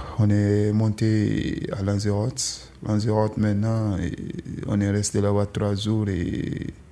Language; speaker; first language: French; non-native, local second language; Susu